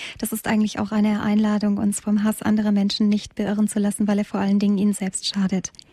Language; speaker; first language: German; native; German